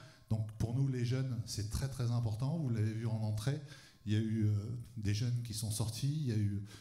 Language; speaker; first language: French; native; French